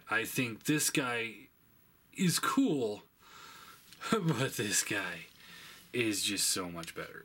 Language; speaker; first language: English; native; English